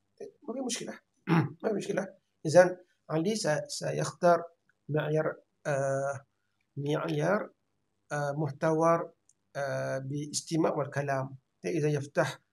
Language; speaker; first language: Arabic; non-native, fluent; Malay